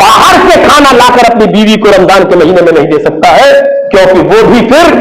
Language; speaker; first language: Urdu; native; Urdu